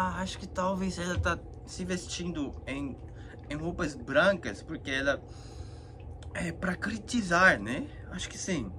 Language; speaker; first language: Portuguese; non-native, fluent; Korean